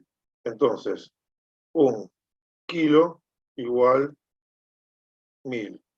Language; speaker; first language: Spanish; native; Spanish